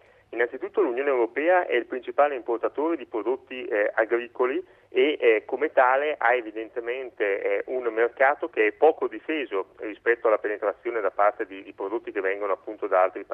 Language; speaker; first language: Italian; native; Italian